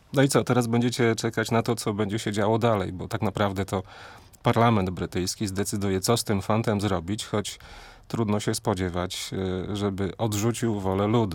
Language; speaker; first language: Polish; native; Polish